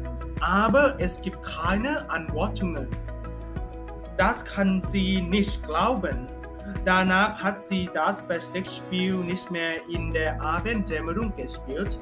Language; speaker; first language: German; non-native, learner; Thai